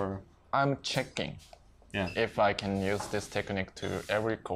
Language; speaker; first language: English; non-native, learner; Japanese